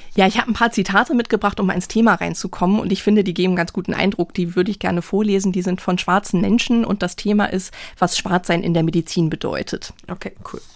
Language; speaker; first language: German; native; German